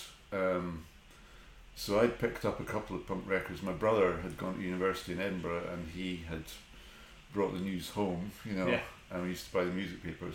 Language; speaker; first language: English; native; English